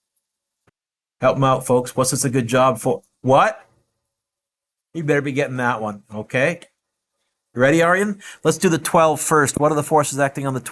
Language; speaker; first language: English; native; English